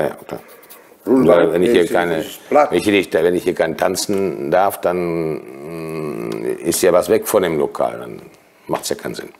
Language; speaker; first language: German; native; German